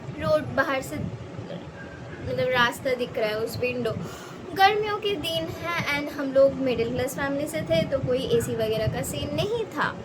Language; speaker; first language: Hindi; non-native, local second language; Bangla